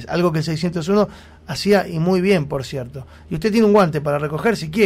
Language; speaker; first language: Spanish; native; Spanish